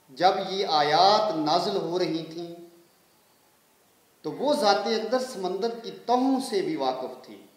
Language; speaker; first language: Urdu; native; Urdu